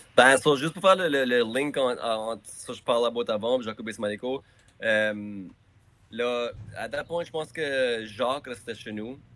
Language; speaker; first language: French; native; French